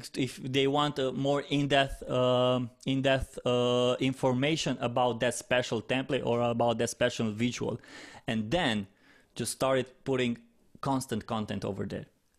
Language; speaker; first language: English; non-native, fluent; Romanian